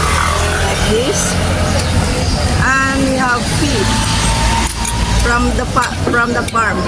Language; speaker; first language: English; non-native, local second language; Filipino